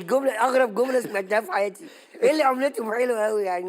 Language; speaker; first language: Arabic; native; Arabic